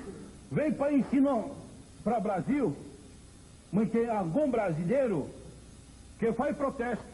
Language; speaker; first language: Portuguese; non-native, local second language; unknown